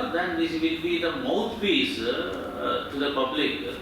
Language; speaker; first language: Telugu; native; Telugu